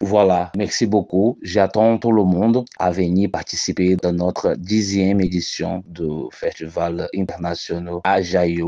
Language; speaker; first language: French; non-native, fluent; Portuguese